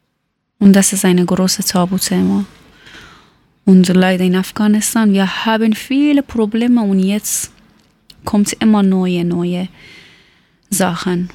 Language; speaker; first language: German; non-native, learner; Persian